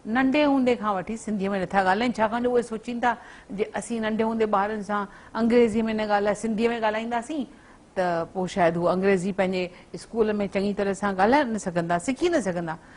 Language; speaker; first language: Sindhi; early bilingual, heritage; Sindhi